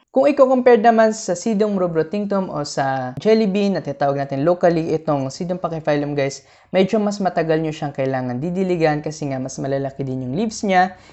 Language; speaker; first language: Filipino; native; Filipino